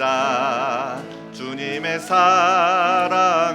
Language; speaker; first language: Korean; native; Korean